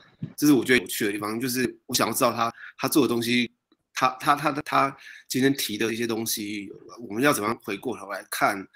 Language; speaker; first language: Chinese; native; Chinese